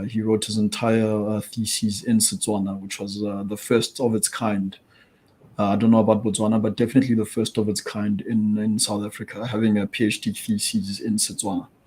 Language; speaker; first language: English; non-native, local second language; Tswana